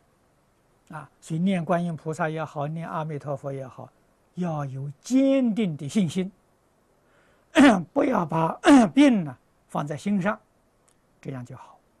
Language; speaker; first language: Chinese; native; Chinese